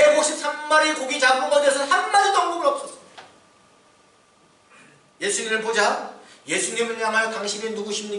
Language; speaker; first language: Korean; native; Korean